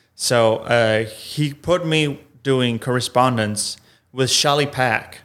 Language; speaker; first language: English; non-native, fluent; Italian